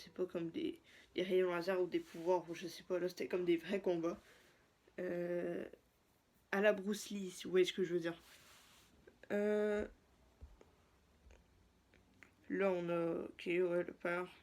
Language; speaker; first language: French; native; French